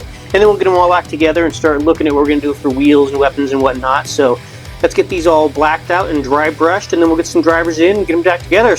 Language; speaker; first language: English; native; English